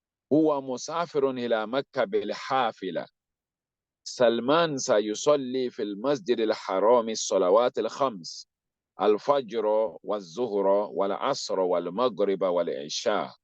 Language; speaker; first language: Arabic; non-native, fluent; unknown